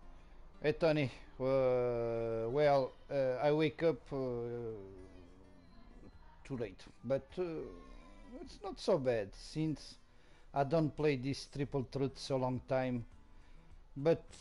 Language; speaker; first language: English; non-native, learner; Portuguese